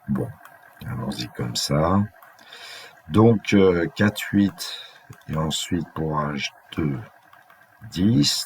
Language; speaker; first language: French; native; French